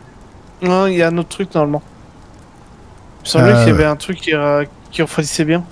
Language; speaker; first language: French; native; French